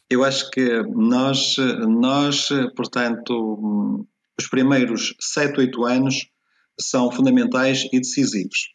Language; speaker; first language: Portuguese; native; Portuguese